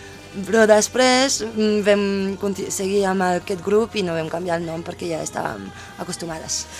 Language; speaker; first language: Catalan; non-native, fluent; French